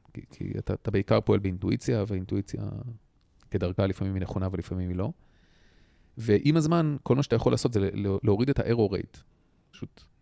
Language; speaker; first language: Hebrew; native; Hebrew